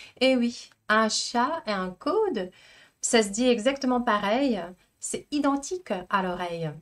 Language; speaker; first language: French; non-native, fluent; Russian